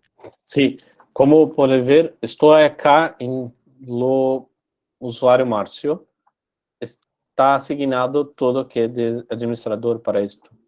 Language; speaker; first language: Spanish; non-native, learner; Portuguese